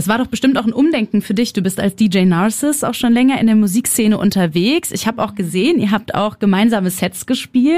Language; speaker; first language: German; native; German